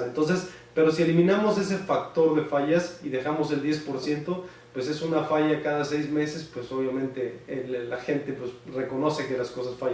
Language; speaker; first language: Spanish; native; Spanish